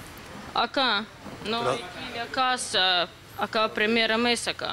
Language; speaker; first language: Spanish; non-native, learner; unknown